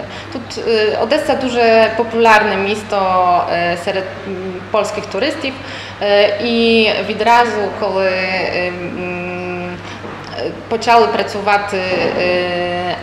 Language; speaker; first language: Ukrainian; non-native, fluent; Polish